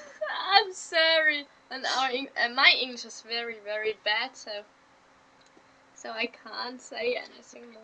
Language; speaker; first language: English; non-native, learner; German